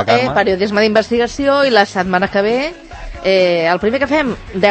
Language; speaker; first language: Catalan; native; Catalan